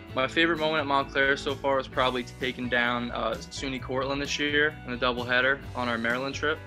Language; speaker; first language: English; native; English